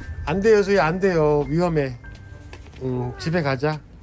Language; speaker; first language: Korean; native; Korean